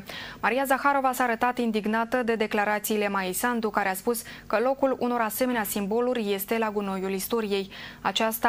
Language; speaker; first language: Romanian; native; Romanian